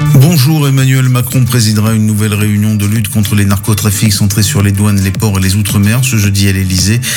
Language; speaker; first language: French; native; French